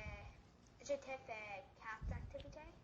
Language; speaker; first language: French; non-native, local second language; English